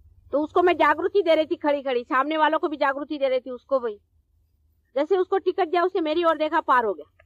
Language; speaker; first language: Hindi; non-native, local second language; Marathi